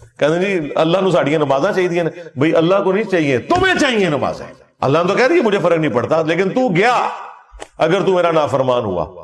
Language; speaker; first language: Urdu; non-native, local second language; Punjabi